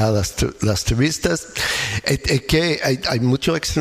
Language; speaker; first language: Spanish; non-native, learner; English